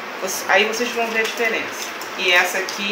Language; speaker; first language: Portuguese; native; Portuguese